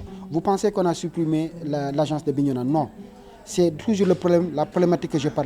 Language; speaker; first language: French; non-native, local second language; Wolof